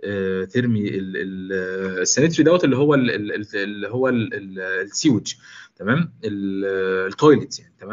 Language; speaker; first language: Arabic; native; Arabic